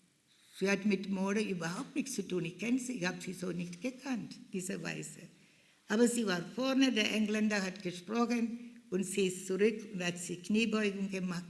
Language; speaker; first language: German; non-native, fluent; Malayalam